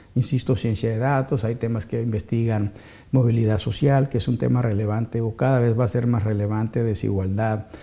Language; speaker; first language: Spanish; native; Spanish